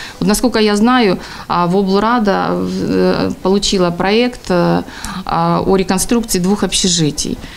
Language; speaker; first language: Russian; native; Russian